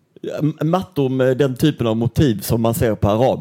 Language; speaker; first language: Swedish; native; Swedish